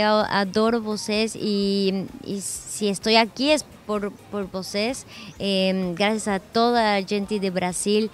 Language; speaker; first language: Portuguese; non-native, learner; Spanish